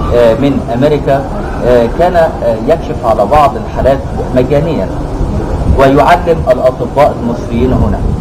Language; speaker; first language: Arabic; native; Arabic